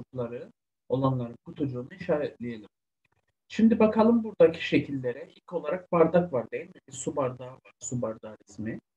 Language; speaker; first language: Turkish; native; Turkish